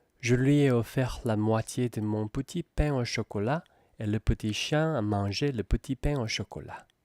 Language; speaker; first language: French; non-native, fluent; Korean